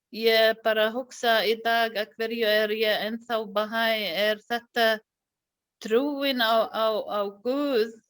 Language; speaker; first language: Icelandic; non-native, learner; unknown